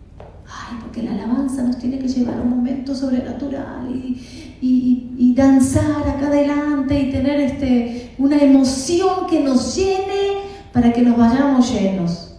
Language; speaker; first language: Spanish; native; Spanish